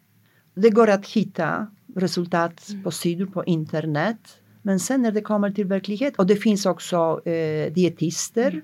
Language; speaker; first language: Swedish; non-native, fluent; Polish